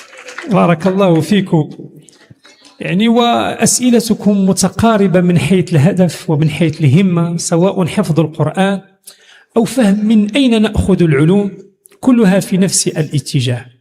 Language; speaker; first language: Arabic; native; Arabic